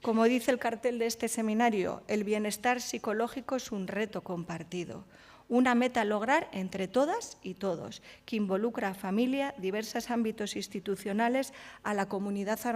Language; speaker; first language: Spanish; native; Spanish